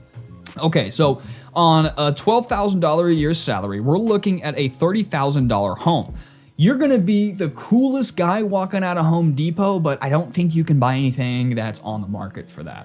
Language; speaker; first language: English; native; English